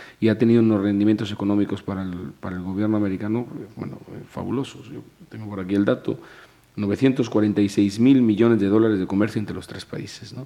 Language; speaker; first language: Spanish; native; Spanish